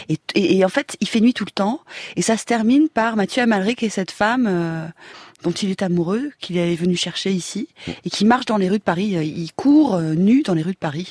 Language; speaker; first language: French; native; French